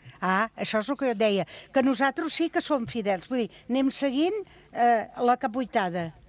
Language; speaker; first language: Catalan; native; Catalan